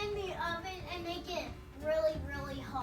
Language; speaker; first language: English; native; English